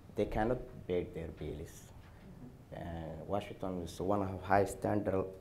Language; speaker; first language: English; non-native, learner; Somali